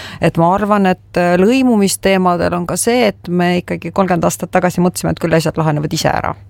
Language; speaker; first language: Estonian; non-native, local second language; Russian